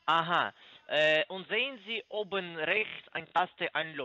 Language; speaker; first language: German; non-native, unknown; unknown